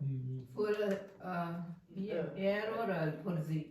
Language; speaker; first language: German; non-native, learner; Marathi